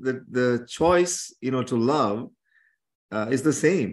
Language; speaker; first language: English; non-native, local second language; Tamil